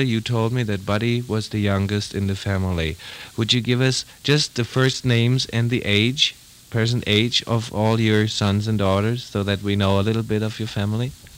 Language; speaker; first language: English; non-native, fluent; German